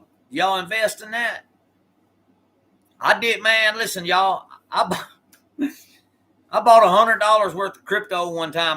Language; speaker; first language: English; native; English